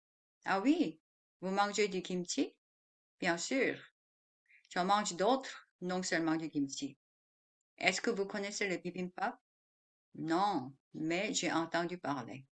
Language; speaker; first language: French; non-native, fluent; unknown